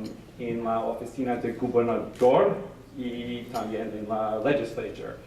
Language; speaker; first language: Spanish; non-native, learner; English